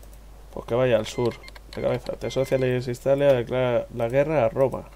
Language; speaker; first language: Spanish; native; Spanish